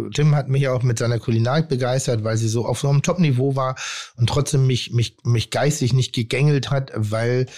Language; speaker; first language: German; native; German